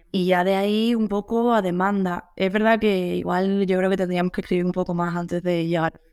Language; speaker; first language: Spanish; native; Spanish